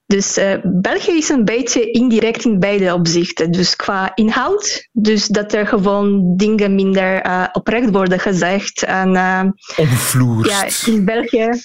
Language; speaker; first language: Dutch; non-native, fluent; Polish